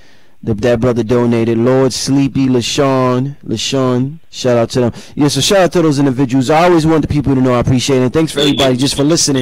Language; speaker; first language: English; native; English